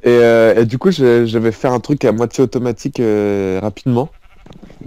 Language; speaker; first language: French; native; French